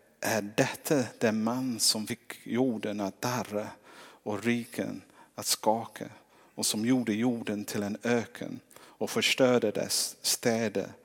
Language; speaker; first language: Swedish; non-native, fluent; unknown